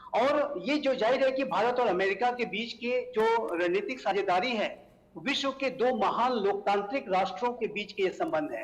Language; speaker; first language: Hindi; native; Hindi